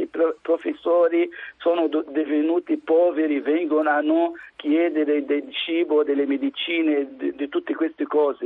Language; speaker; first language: Italian; non-native, fluent; Arabic